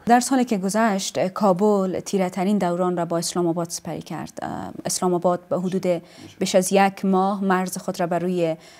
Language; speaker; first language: Persian; native; Persian